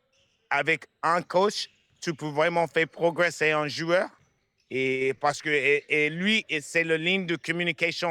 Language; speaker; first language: French; non-native, fluent; English